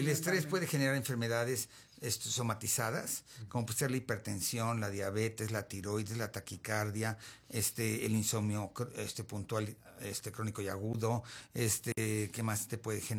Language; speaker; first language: Spanish; native; Spanish